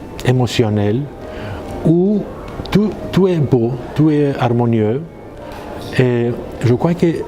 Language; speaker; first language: French; non-native, fluent; Greek